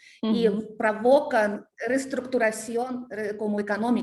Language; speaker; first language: Spanish; non-native, learner; Russian